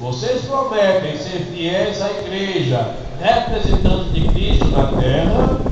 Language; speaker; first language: Portuguese; native; Portuguese